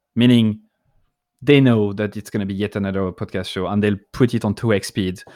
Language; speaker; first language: English; non-native, fluent; French